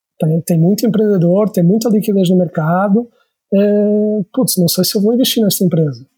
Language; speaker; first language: Portuguese; native; Portuguese